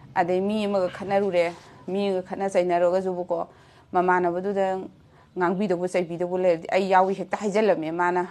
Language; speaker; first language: Manipuri; native; Manipuri